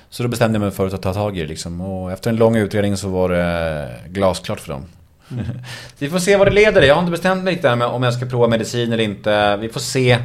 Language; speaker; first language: Swedish; native; Swedish